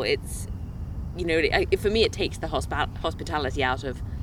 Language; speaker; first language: English; native; English